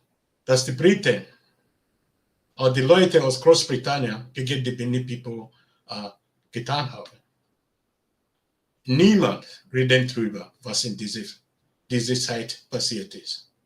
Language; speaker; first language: German; non-native, learner; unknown